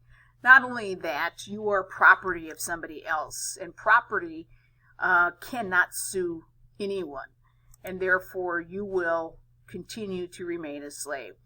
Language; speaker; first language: English; native; English